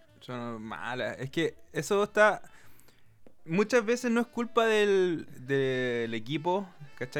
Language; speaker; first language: Spanish; native; Spanish